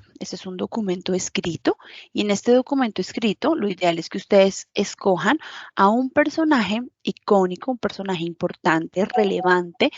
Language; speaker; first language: Spanish; native; Spanish